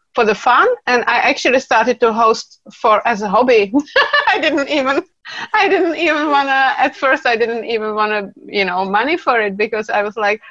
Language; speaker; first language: English; non-native, fluent; Czech